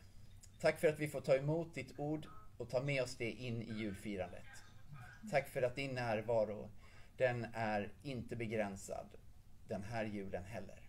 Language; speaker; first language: Swedish; native; Swedish